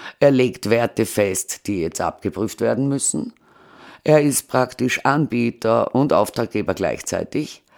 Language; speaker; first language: German; native; German